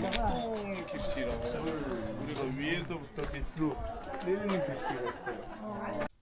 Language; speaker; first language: Korean; non-native, fluent; Mongolian